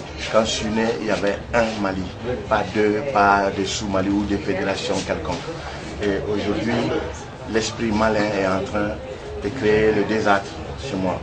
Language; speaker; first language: French; non-native, local second language; Bambara